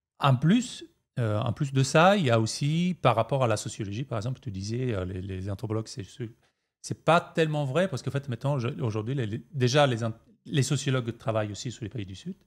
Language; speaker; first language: French; non-native, fluent; Italian